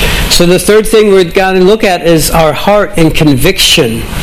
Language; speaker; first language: English; native; English